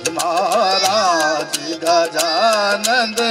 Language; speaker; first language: Hindi; native; Hindi